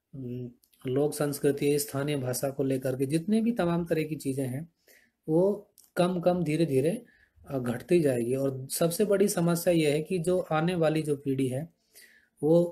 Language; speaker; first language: Hindi; native; Hindi